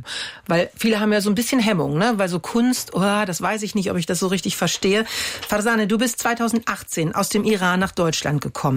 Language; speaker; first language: German; native; German